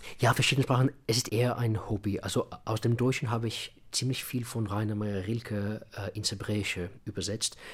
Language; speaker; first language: German; non-native, fluent; Russian